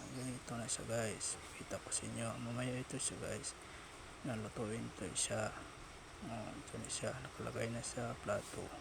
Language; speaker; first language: Filipino; non-native, local second language; Cebuano